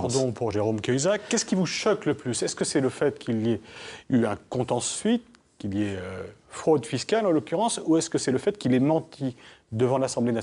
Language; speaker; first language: French; native; French